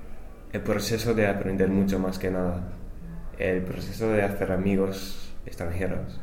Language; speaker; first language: Spanish; non-native, fluent; English